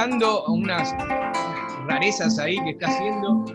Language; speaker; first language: Spanish; native; Spanish